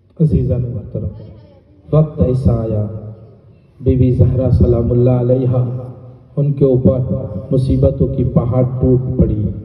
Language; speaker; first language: Urdu; non-native, local second language; Bangla